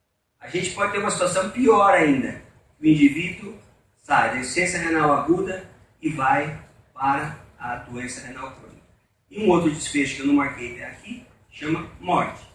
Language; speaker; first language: Portuguese; native; Portuguese